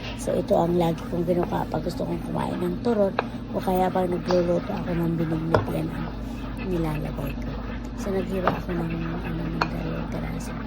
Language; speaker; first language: Filipino; native; Filipino